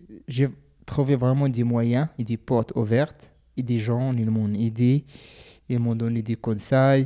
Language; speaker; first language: French; non-native, learner; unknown